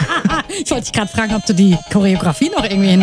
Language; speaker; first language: German; native; German